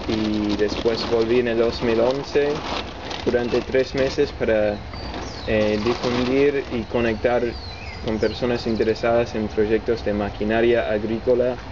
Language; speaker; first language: Spanish; non-native, fluent; English